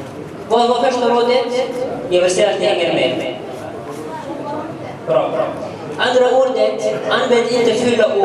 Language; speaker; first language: Swedish; early bilingual, other home language; Arabic